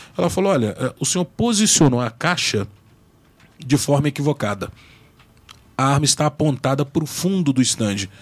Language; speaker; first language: Portuguese; native; Portuguese